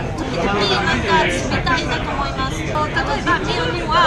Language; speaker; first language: Japanese; non-native, learner; French